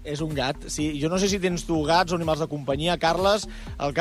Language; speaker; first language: Catalan; native; Catalan